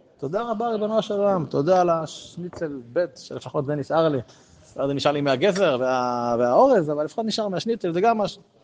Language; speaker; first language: Hebrew; native; Hebrew